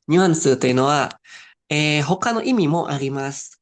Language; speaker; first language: Japanese; non-native, fluent; Indonesian